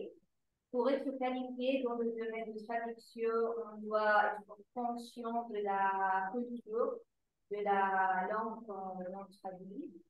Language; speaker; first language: French; non-native, fluent; Arabic